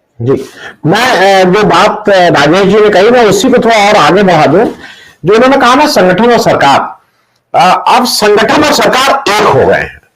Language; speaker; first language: Hindi; native; Hindi